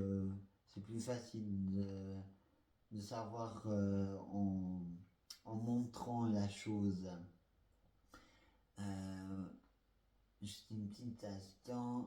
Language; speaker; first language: French; non-native, fluent; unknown